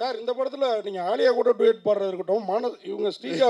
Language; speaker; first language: Tamil; native; Tamil